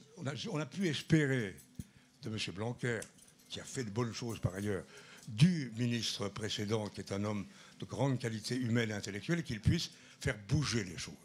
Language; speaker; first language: French; native; French